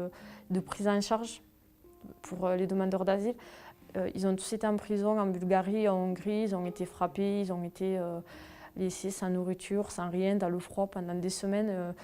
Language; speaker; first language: French; native; French